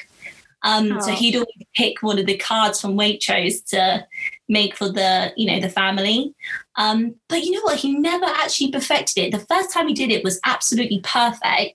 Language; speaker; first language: English; native; English